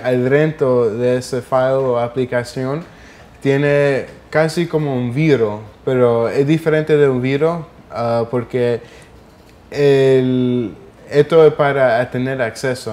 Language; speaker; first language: Spanish; early bilingual, heritage; English